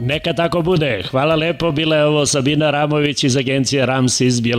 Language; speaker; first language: Serbian; native; Serbian